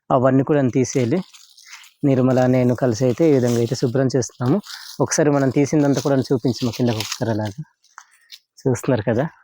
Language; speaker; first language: Telugu; native; Telugu